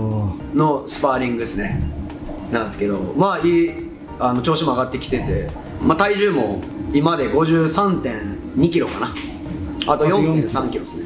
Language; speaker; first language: Japanese; native; Japanese